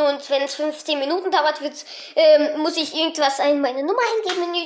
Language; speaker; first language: German; early bilingual, other home language; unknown